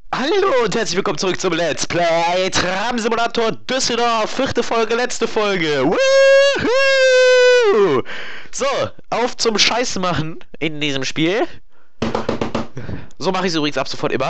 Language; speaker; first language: German; native; German